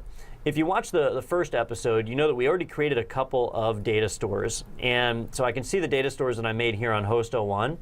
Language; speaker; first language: English; native; English